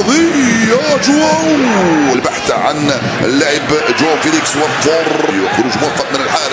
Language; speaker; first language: Arabic; native; Arabic